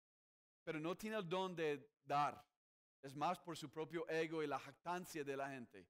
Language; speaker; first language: Spanish; non-native, fluent; English